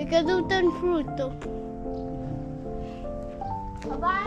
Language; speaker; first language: Italian; early bilingual, other home language; Filipino